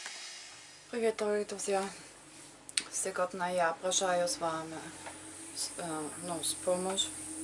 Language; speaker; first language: Russian; non-native, learner; German